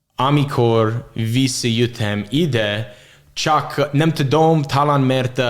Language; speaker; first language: Hungarian; non-native, learner; English